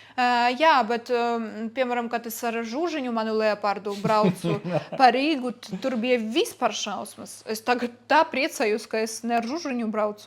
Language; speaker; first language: Latvian; non-native, local second language; Russian